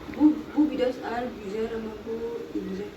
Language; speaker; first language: Turkish; non-native, learner; Lao